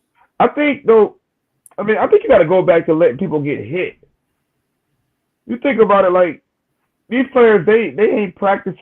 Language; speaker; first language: English; native; English